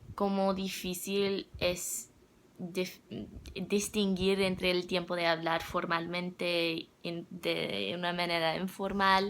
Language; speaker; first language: Spanish; non-native, learner; English